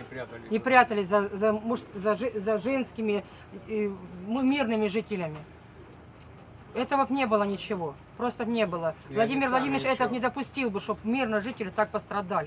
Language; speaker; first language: Russian; native; Russian